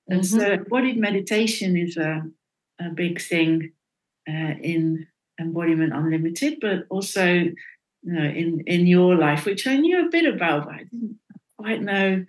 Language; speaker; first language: English; non-native, fluent; Dutch